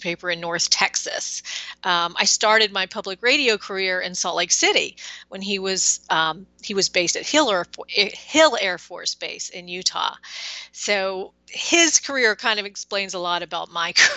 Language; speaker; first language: English; native; English